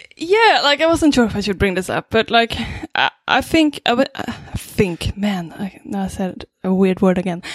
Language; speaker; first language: English; non-native, fluent; Swedish